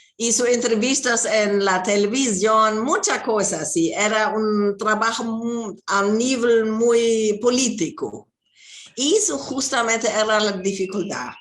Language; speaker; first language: Spanish; non-native, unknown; German